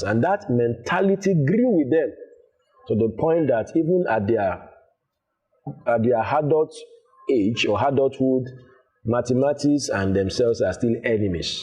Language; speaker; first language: English; non-native, local second language; Yoruba